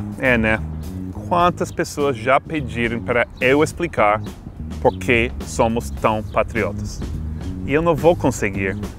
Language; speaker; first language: Portuguese; non-native, fluent; English